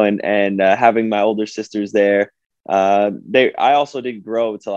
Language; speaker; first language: English; native; English